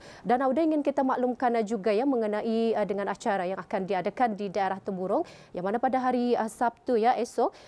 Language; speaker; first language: Malay; native; Malay